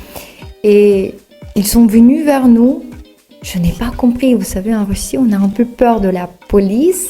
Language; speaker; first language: French; non-native, fluent; Russian